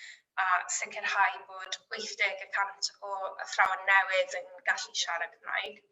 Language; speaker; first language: Welsh; native; Welsh